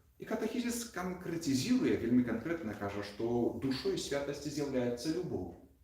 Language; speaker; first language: Belarusian; native; Belarusian